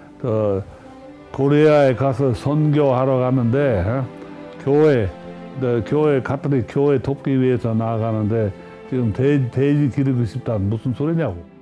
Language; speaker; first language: Korean; non-native, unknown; English